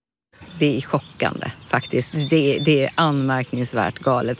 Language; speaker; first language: Swedish; native; Swedish